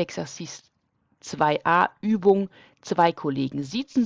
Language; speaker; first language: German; non-native, fluent; French